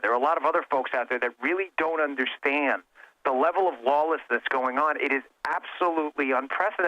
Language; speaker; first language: English; native; English